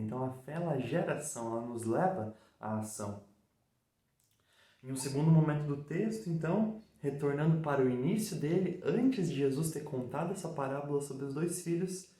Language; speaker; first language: Portuguese; native; Portuguese